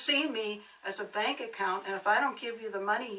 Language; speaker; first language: English; native; English